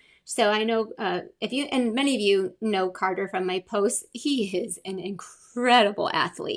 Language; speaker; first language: English; native; English